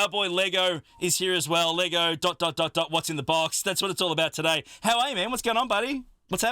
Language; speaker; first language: English; native; English